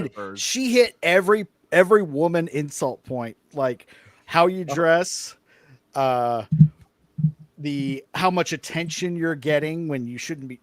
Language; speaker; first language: English; native; English